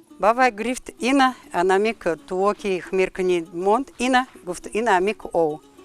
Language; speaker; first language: Tajik; non-native, fluent; Russian